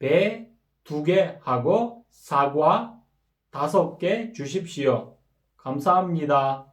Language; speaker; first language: Korean; non-native, fluent; Kyrgyz